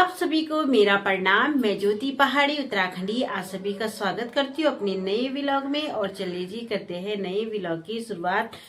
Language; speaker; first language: Hindi; non-native, local second language; Garhwali